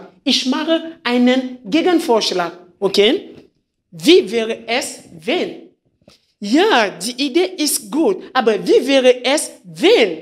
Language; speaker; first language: German; non-native, fluent; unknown